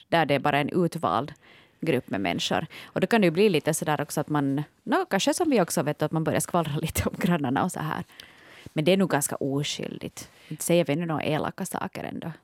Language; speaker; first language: Swedish; native; Swedish